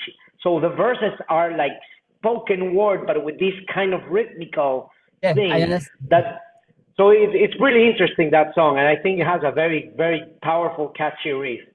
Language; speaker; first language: English; non-native, fluent; Spanish